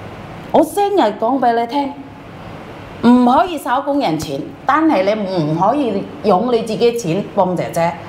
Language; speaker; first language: Cantonese; non-native, fluent; Indonesian